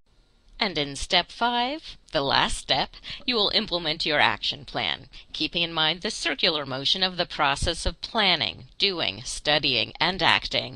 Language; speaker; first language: English; native; English